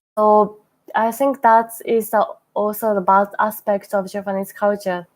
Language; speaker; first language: English; non-native, learner; Japanese